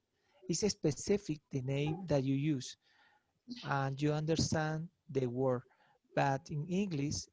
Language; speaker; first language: English; non-native, learner; Spanish